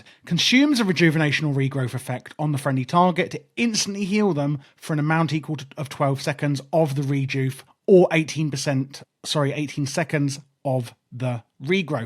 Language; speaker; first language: English; native; English